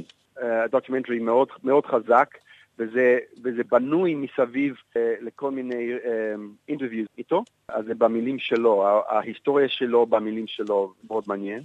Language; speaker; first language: Hebrew; non-native, fluent; English